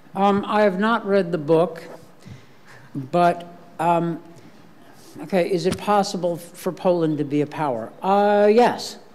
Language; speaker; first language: English; native; English